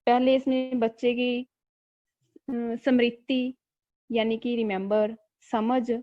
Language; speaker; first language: Hindi; non-native, local second language; Punjabi